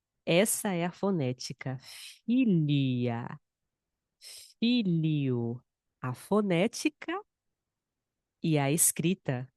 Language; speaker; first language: Portuguese; non-native, fluent; Spanish